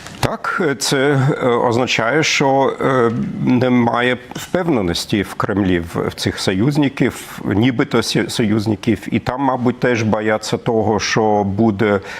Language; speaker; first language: Ukrainian; non-native, fluent; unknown